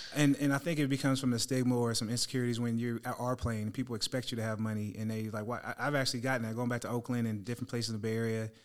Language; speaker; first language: English; native; English